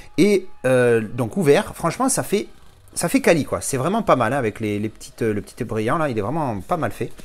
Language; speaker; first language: French; native; French